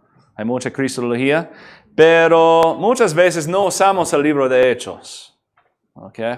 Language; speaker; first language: Spanish; non-native, fluent; English